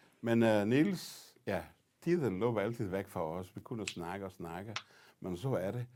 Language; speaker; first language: Danish; non-native, fluent; Portuguese